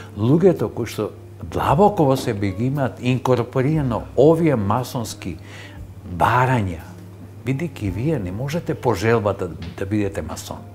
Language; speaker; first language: Macedonian; native; Macedonian